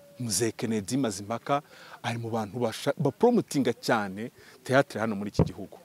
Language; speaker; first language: Kinyarwanda; early bilingual, heritage; Kinyarwanda